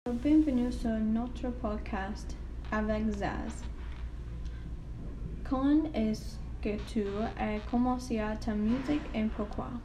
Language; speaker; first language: French; non-native, learner; English